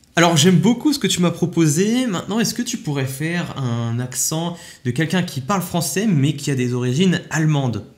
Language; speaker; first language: French; native; French